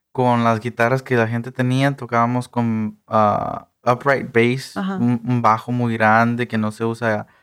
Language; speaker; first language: Spanish; early bilingual, heritage; Spanish